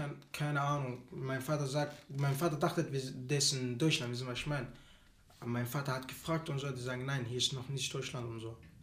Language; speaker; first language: German; non-native, learner; Arabic